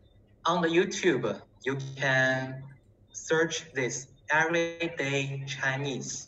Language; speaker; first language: English; non-native, learner; Chinese